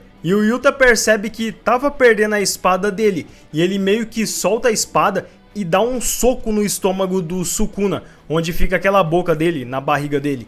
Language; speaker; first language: Portuguese; native; Portuguese